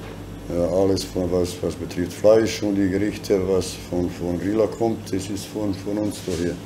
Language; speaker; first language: German; non-native, learner; Bosnian